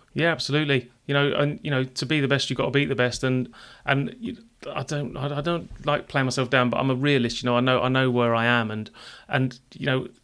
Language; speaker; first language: English; native; English